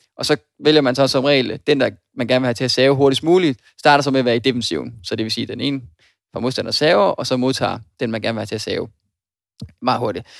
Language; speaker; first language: Danish; native; Danish